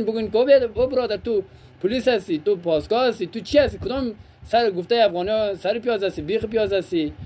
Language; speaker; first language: Persian; native; Persian